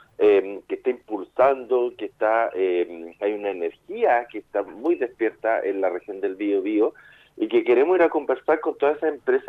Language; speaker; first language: Spanish; native; Spanish